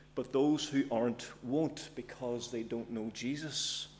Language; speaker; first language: English; native; English